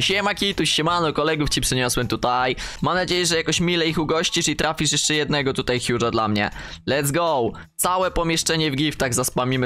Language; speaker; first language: Polish; native; Polish